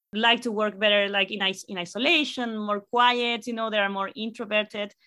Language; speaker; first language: English; non-native, fluent; Spanish